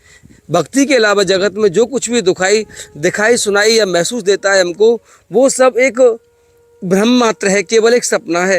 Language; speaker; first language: Hindi; native; Hindi